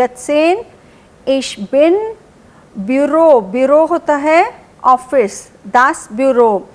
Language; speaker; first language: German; non-native, fluent; Hindi